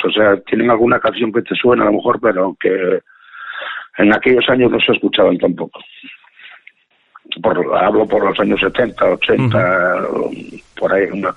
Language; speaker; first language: Spanish; native; Spanish